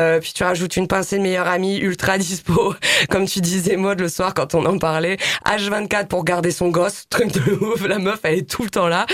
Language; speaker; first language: French; native; French